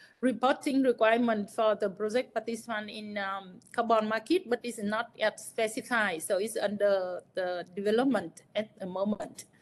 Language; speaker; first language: English; non-native, fluent; Vietnamese